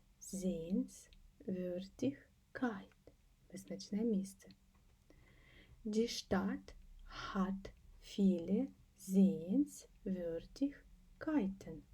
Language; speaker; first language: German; non-native, fluent; Ukrainian